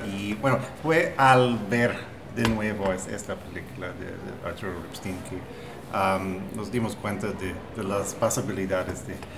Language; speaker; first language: Spanish; non-native, fluent; English